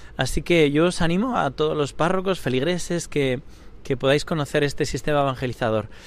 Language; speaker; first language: Spanish; native; Spanish